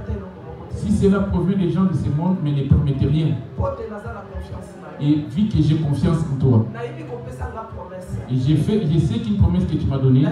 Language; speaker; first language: French; non-native, local second language; Lingala